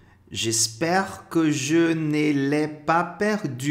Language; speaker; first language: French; non-native, fluent; Portuguese